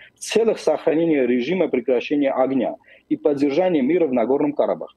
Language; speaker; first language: Russian; non-native, local second language; Armenian